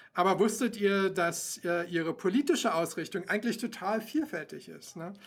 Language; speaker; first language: German; native; German